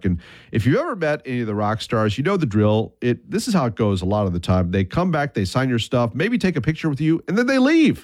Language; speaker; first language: English; native; English